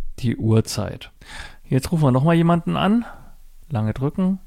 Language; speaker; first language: German; native; German